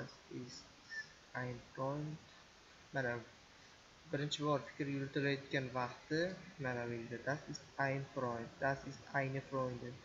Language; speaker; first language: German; non-native, fluent; Uzbek